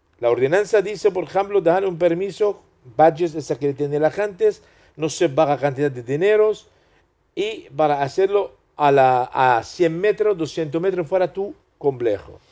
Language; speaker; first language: Spanish; non-native, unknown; Arabic